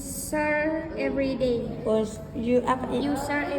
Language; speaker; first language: English; non-native, learner; Indonesian